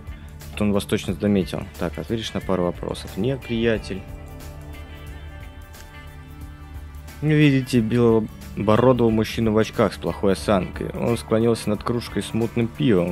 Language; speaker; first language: Russian; native; Russian